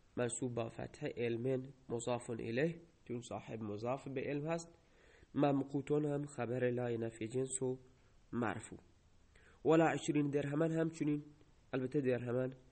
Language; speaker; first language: Persian; non-native, local second language; Baluchi